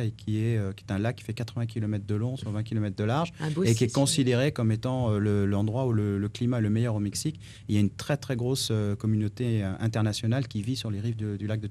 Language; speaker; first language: French; native; French